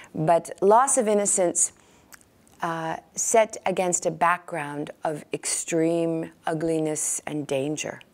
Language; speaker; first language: English; native; English